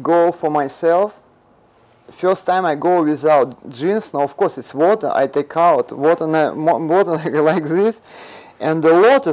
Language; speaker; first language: English; non-native, learner; Russian